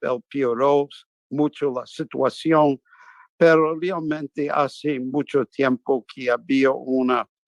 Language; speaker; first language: Spanish; non-native, fluent; English